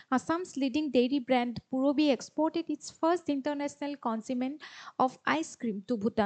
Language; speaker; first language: English; non-native, local second language; Assamese